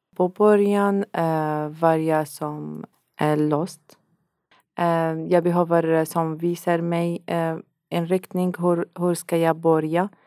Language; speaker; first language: Swedish; non-native, fluent; Arabic